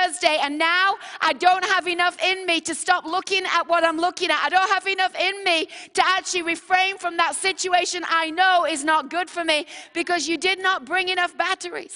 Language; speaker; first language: English; native; English